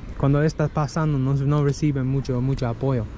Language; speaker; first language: Spanish; non-native, learner; English